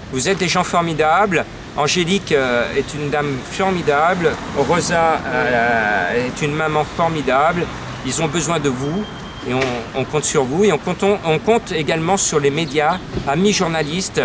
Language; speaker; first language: French; native; French